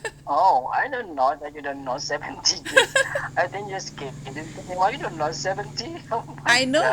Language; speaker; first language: English; non-native, learner; Indonesian